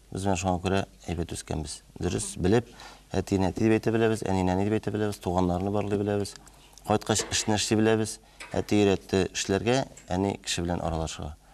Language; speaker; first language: Tatar; native; Tatar